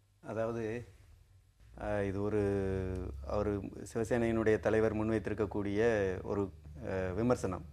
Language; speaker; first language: Tamil; native; Tamil